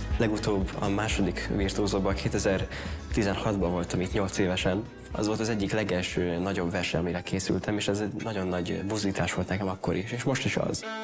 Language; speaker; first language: Hungarian; native; Hungarian